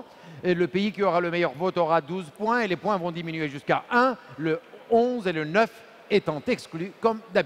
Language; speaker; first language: French; non-native, fluent; Turkish